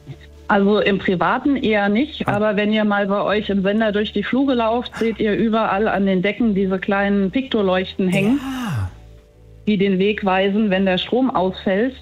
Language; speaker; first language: German; native; German